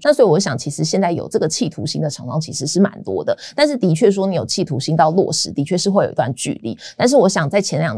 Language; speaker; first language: Chinese; native; Chinese